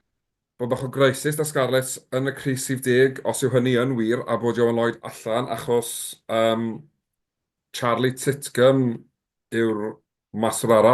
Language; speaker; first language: Welsh; native; Welsh